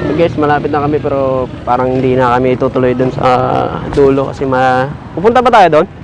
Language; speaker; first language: Filipino; non-native, local second language; Hiligaynon